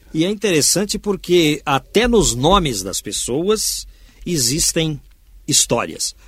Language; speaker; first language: Portuguese; native; Portuguese